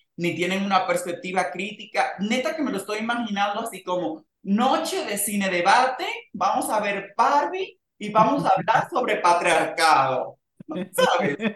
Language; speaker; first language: Spanish; native; Spanish